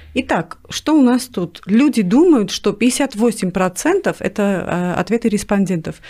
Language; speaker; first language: Russian; non-native, local second language; Armenian